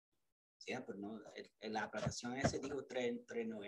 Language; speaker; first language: Spanish; early bilingual, other home language; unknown